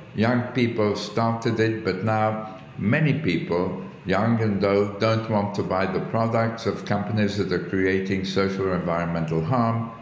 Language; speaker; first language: English; early bilingual, other home language; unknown